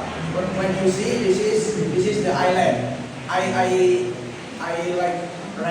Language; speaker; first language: English; non-native, learner; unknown